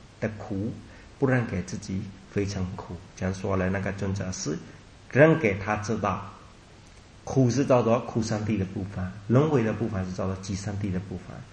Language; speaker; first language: Chinese; non-native, fluent; Burmese